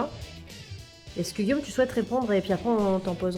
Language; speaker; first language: French; native; French